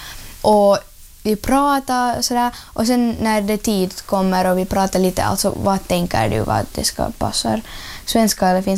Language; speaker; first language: Swedish; non-native, learner; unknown